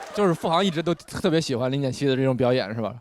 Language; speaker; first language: Chinese; native; Chinese